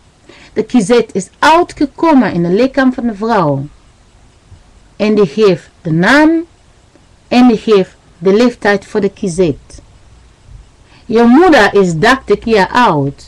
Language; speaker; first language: Dutch; non-native, learner; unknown